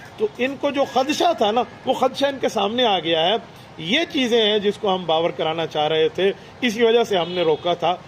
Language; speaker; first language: Urdu; non-native, local second language; Saraiki